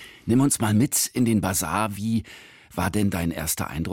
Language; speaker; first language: German; native; German